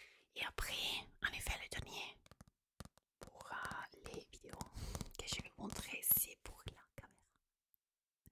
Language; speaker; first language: French; non-native, fluent; Italian